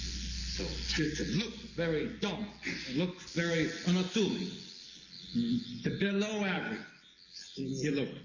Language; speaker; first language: English; non-native, fluent; Korean